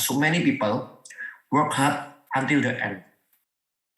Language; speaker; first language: English; non-native, learner; Indonesian